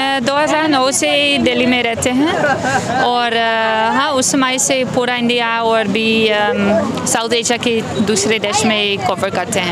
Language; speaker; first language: Hindi; non-native, learner; Dutch